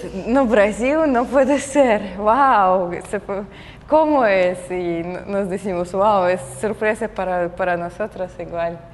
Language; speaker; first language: Portuguese; non-native, learner; Russian